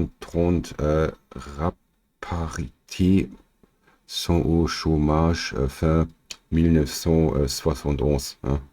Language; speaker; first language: French; non-native, learner; German